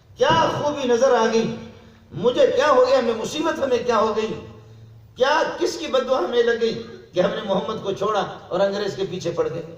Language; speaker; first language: Urdu; non-native, local second language; Brahui